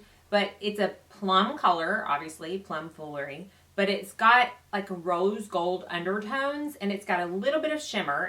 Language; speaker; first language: English; native; English